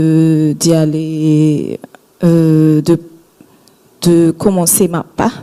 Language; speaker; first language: French; non-native, local second language; Malagasy